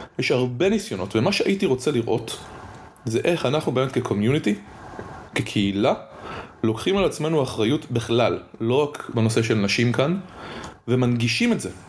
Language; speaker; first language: Hebrew; native; Hebrew